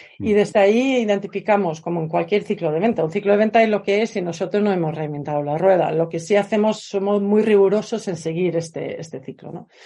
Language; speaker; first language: Spanish; non-native, fluent; Swedish